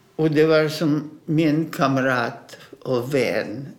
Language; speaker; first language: Swedish; non-native, fluent; Russian